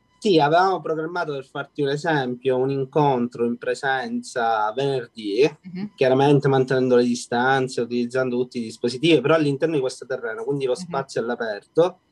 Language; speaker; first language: Italian; native; Italian